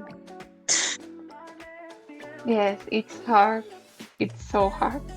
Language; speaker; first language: English; non-native, learner; Spanish